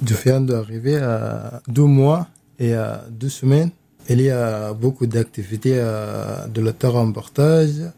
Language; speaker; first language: French; non-native, learner; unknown